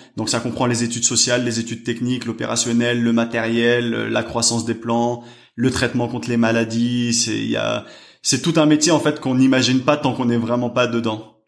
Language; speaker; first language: French; native; French